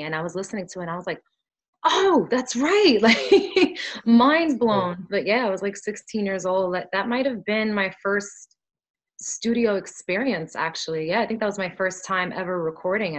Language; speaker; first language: English; early bilingual, other home language; Spanish